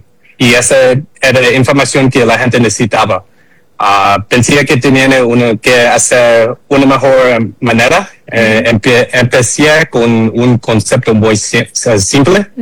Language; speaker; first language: Spanish; early bilingual, heritage; English